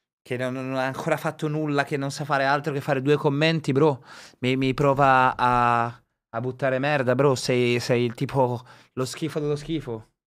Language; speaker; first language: Italian; native; Italian